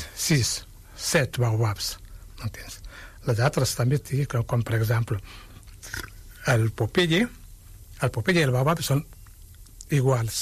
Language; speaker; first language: Catalan; non-native, fluent; Wolof